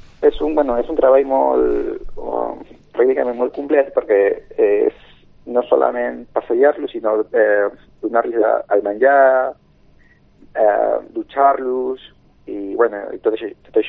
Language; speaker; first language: Catalan; non-native, local second language; Spanish